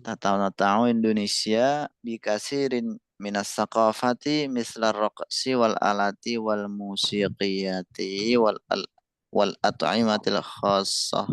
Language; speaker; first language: Arabic; non-native, fluent; Indonesian